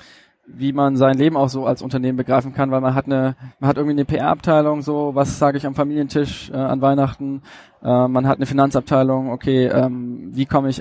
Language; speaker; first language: German; native; German